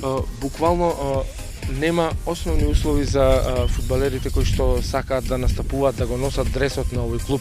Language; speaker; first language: Macedonian; native; Macedonian